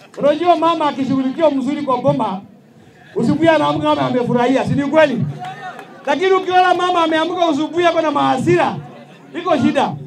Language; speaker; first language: Swahili; non-native, local second language; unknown